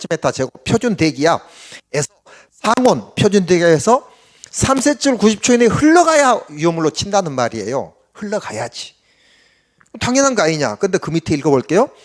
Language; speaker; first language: Korean; native; Korean